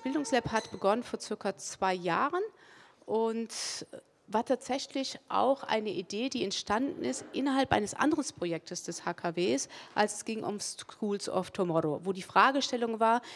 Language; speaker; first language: German; early bilingual, other home language; Spanish